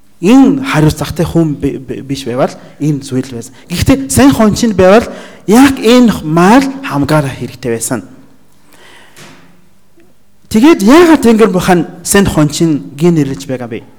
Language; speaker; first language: Mongolian; non-native, learner; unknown